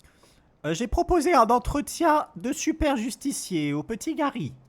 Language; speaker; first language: French; native; French